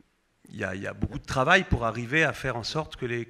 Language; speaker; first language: French; native; French